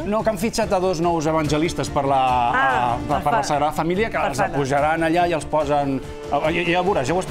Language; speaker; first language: Catalan; native; Catalan